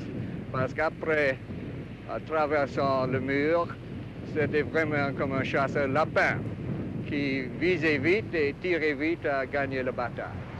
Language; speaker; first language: French; non-native, fluent; English